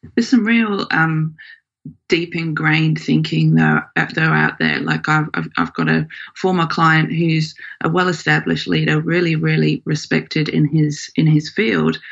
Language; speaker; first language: English; native; English